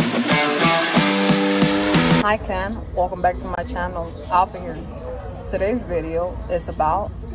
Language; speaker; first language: English; early bilingual, other home language; Spanish